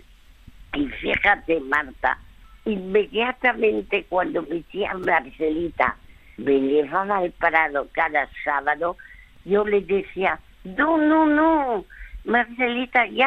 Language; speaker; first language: Spanish; early bilingual, other home language; French